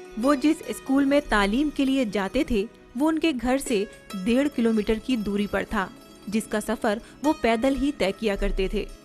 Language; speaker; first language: Hindi; native; Hindi